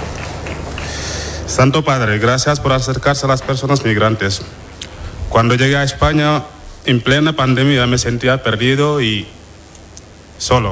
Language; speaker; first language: Spanish; non-native, fluent; Wolof